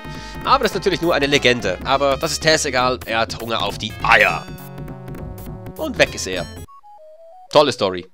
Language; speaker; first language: German; native; German